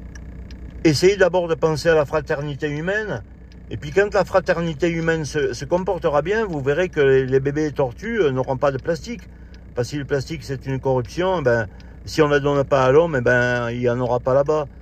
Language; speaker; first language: French; native; French